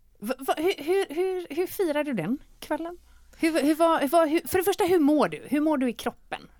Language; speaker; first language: Swedish; native; Swedish